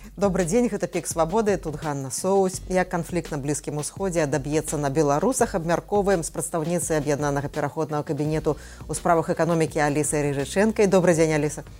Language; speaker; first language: Belarusian; non-native, local second language; Russian